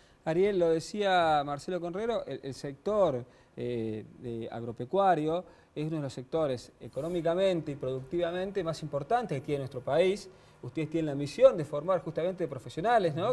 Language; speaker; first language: Spanish; native; Spanish